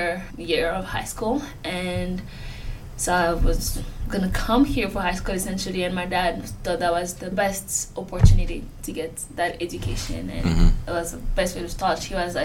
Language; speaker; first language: English; non-native, fluent; French